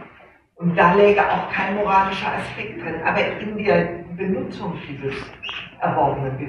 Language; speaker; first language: German; native; German